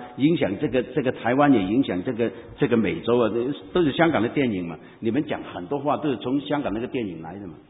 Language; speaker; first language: Chinese; non-native, local second language; Cantonese